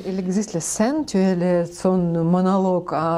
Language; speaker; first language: French; non-native, learner; Russian